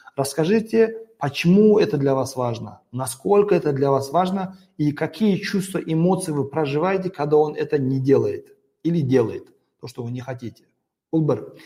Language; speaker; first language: Russian; non-native, local second language; Kazakh